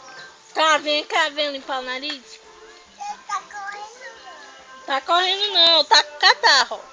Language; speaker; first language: Portuguese; native; Portuguese